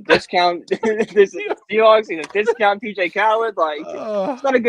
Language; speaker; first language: English; native; English